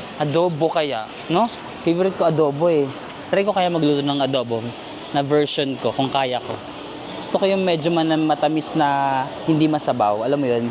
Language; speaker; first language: Filipino; native; Filipino